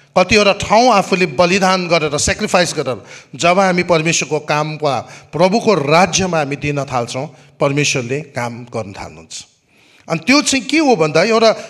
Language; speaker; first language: Nepali; native; Nepali